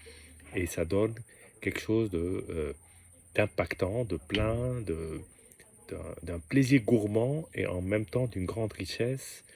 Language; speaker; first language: French; native; French